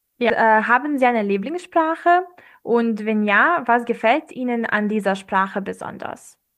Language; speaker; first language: German; non-native, fluent; Serbian